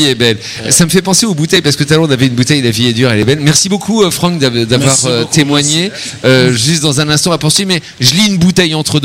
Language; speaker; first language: French; native; French